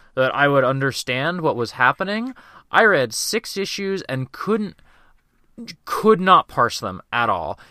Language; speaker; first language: English; native; English